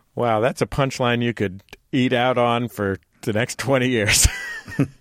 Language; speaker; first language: English; native; English